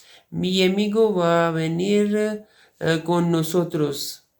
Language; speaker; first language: Spanish; non-native, learner; Urdu